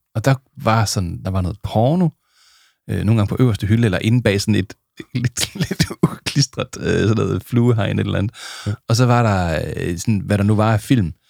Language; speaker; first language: Danish; native; Danish